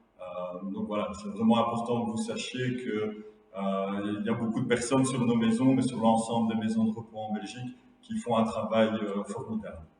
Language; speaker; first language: French; native; French